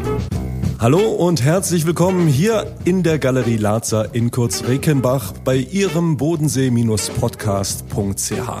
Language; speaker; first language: German; native; German